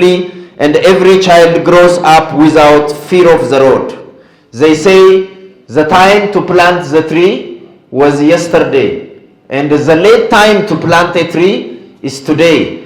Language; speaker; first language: English; non-native, fluent; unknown